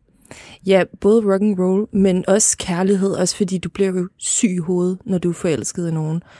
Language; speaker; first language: Danish; native; Danish